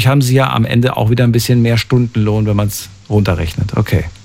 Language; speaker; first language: German; native; German